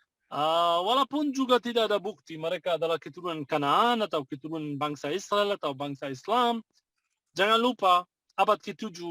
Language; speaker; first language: Indonesian; non-native, fluent; Arabic